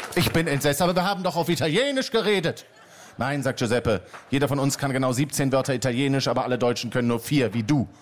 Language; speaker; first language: German; native; German